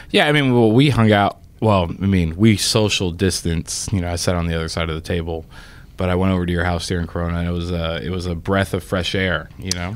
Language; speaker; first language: English; native; English